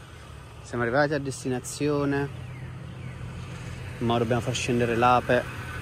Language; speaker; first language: Italian; native; Italian